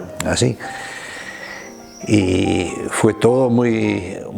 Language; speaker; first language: Spanish; non-native, fluent; German